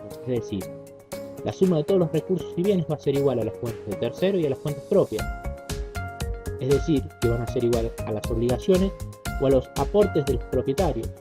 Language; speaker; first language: Spanish; native; Spanish